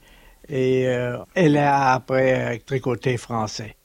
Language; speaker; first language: French; early bilingual, heritage; German